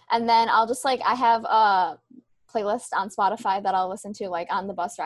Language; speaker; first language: English; native; English